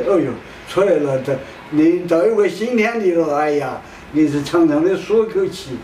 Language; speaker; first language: Chinese; non-native, local second language; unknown